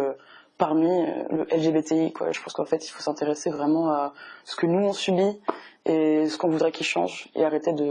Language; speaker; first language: French; native; French